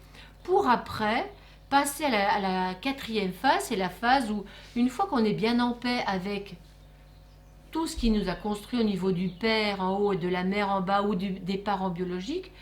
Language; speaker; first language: French; native; French